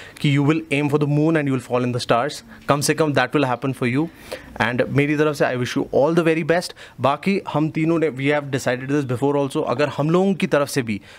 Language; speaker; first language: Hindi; non-native, local second language; Kashmiri